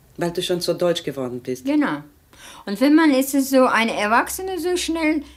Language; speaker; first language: German; non-native, fluent; Turkish